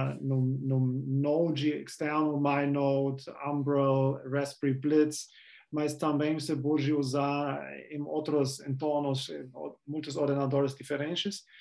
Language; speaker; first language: Portuguese; non-native, fluent; German